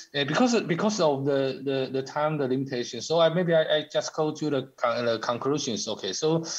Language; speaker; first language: English; non-native, learner; Chinese